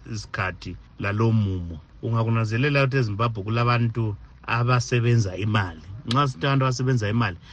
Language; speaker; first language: Zulu; native; Zulu